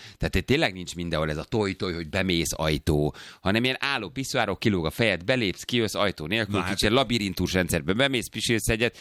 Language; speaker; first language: Hungarian; native; Hungarian